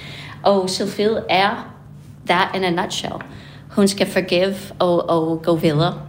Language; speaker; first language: Danish; non-native, fluent; English